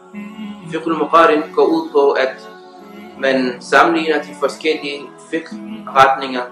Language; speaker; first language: Danish; early bilingual, other home language; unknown